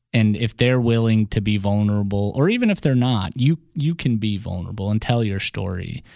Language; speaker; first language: English; early bilingual, other home language; Russian